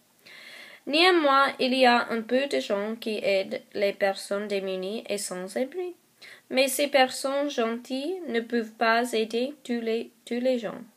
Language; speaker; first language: French; non-native, learner; English